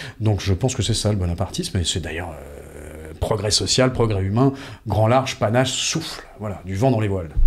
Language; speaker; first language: French; native; French